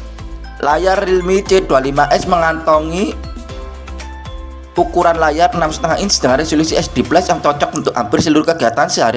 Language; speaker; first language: Indonesian; native; Indonesian